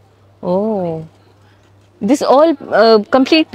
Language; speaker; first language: English; non-native, learner; Hindi